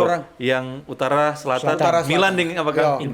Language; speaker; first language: Indonesian; non-native, local second language; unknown